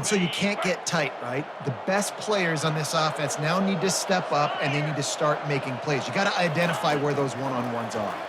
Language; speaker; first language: English; native; English